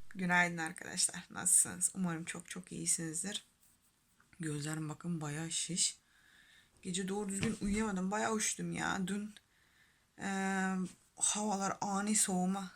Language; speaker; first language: Turkish; non-native, fluent; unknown